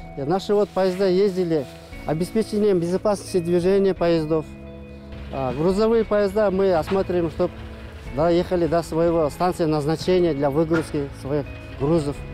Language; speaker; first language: Russian; non-native, local second language; Kazakh